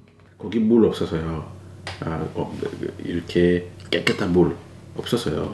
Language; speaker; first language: Korean; non-native, learner; French